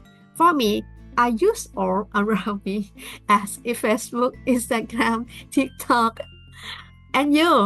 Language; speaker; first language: English; non-native, learner; Thai